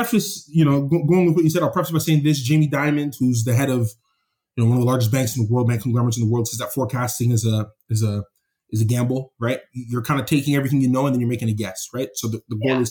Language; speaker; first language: English; native; English